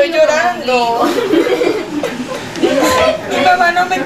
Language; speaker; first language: Spanish; non-native, learner; German